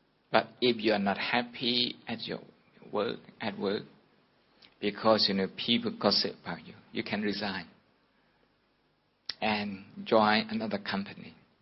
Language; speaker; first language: English; non-native, fluent; Burmese